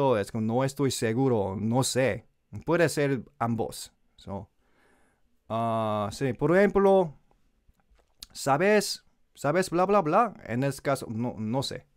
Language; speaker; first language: Spanish; non-native, learner; Korean